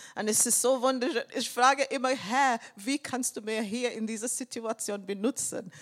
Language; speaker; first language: German; non-native, fluent; English